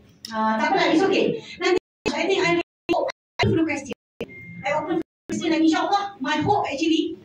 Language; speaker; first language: English; non-native, local second language; Malay